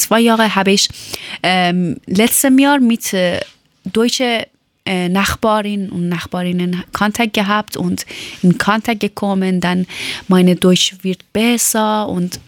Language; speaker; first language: German; non-native, learner; Persian